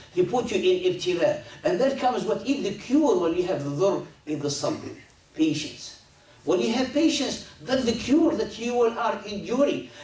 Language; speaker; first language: English; non-native, fluent; Arabic